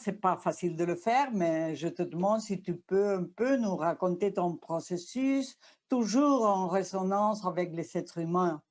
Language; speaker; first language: French; non-native, fluent; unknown